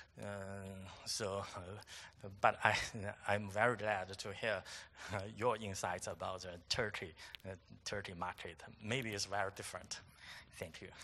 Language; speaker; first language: English; non-native, fluent; Chinese